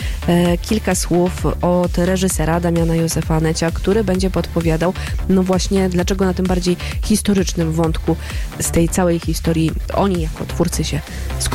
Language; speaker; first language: Polish; native; Polish